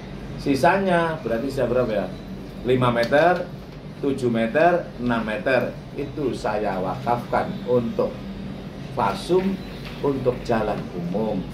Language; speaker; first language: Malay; non-native, local second language; Javanese